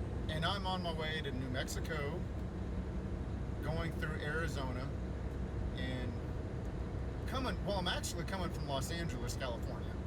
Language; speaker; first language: English; native; English